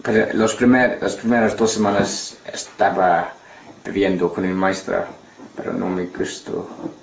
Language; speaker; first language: Spanish; non-native, learner; English